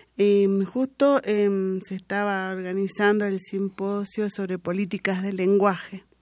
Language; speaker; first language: Spanish; non-native, local second language; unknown